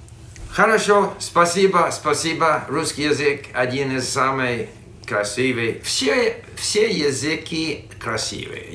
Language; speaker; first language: Russian; non-native, fluent; English